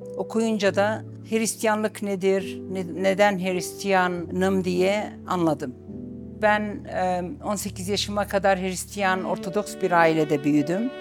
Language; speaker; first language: Turkish; non-native, local second language; Arabic